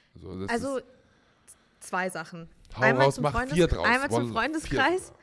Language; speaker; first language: German; early bilingual, other home language; Turkish